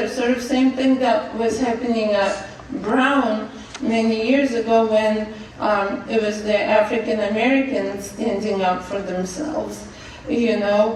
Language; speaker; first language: English; non-native, fluent; Russian